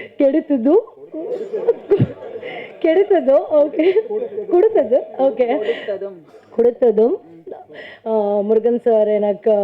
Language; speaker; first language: Tamil; non-native, learner; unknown